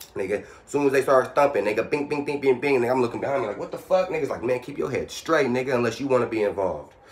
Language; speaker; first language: English; native; English